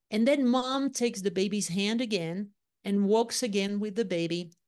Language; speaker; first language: English; non-native, fluent; French